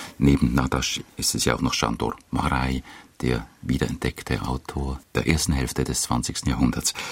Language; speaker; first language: German; native; German